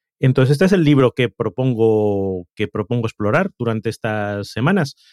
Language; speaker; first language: Spanish; native; Spanish